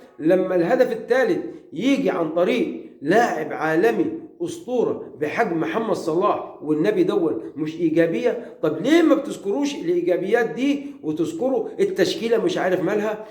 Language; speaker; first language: Arabic; native; Arabic